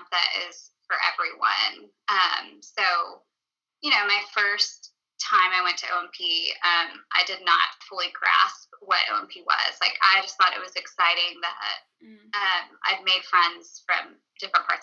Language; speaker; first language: English; native; English